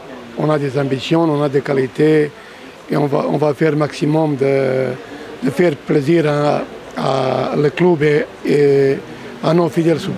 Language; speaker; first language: French; non-native, fluent; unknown